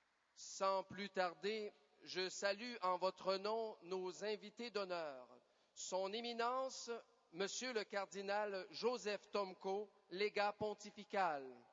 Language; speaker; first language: French; native; French